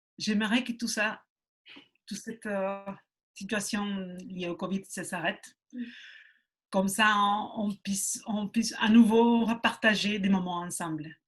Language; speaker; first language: French; non-native, fluent; Spanish